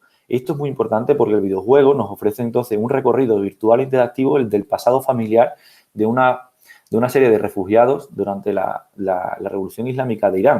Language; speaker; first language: Spanish; native; Spanish